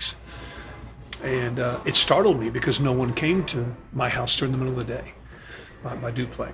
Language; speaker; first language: English; native; English